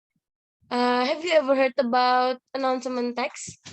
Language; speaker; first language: English; non-native, learner; Indonesian